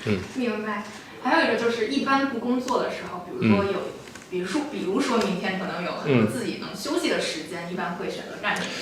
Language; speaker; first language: Chinese; native; Chinese